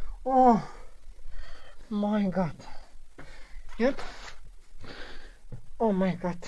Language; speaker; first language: English; non-native, learner; Croatian